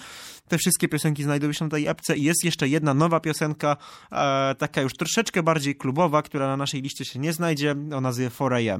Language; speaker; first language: Polish; native; Polish